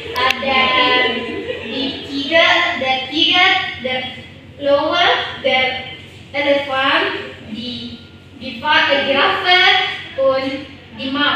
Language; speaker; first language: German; non-native, learner; Indonesian